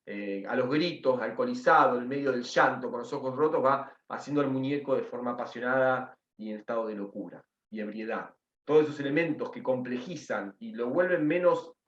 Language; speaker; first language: Spanish; native; Spanish